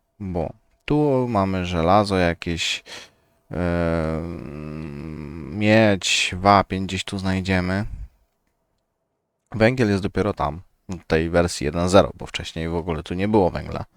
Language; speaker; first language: Polish; native; Polish